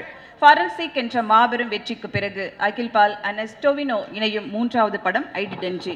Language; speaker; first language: Tamil; native; Tamil